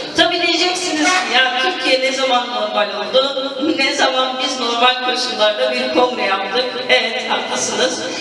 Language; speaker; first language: Turkish; non-native, local second language; Kurdish